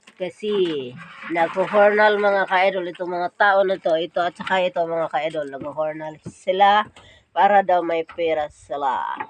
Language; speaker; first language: Filipino; non-native, local second language; Cebuano